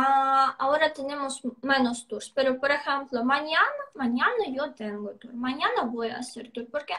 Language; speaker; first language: Spanish; non-native, fluent; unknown